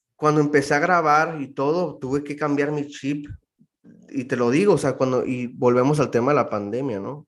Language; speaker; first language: Spanish; native; Spanish